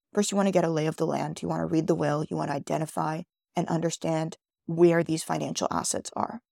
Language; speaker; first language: English; native; English